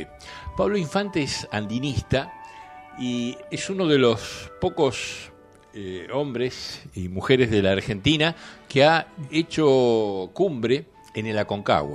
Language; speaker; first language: Spanish; native; Spanish